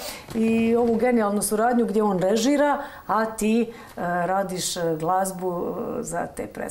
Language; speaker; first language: Croatian; native; Croatian